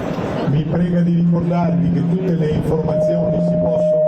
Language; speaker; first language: Italian; native; Italian